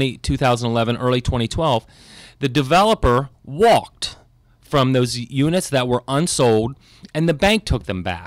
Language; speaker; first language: English; native; English